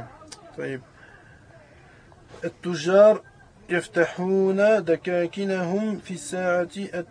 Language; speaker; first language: Arabic; non-native, learner; French